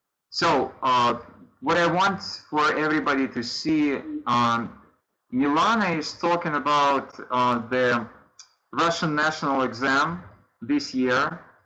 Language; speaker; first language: English; non-native, fluent; Russian